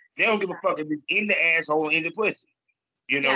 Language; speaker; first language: English; native; English